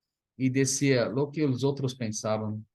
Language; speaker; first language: Spanish; non-native, fluent; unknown